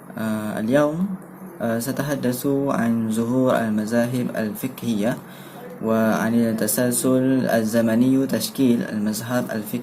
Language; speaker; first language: Arabic; non-native, learner; Malay